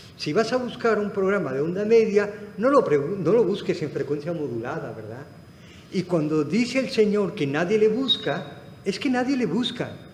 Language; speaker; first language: Spanish; non-native, fluent; Arabic